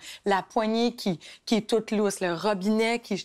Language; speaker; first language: French; native; French